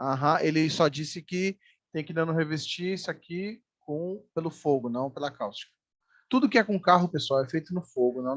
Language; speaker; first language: Portuguese; native; Portuguese